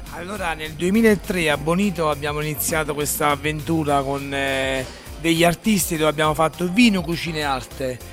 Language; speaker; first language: Italian; native; Italian